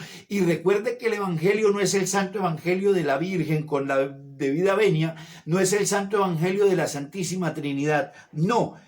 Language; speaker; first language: Spanish; native; Spanish